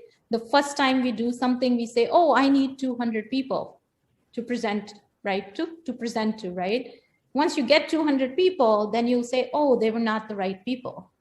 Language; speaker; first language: English; non-native, local second language; Hindi